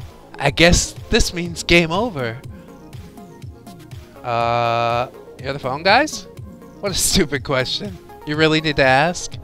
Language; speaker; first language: English; native; English